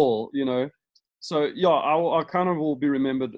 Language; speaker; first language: English; native; English